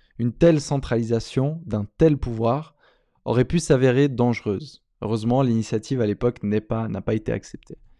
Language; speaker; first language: French; native; French